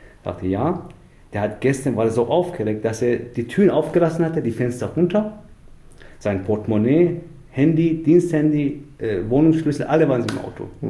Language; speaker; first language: German; non-native, fluent; Persian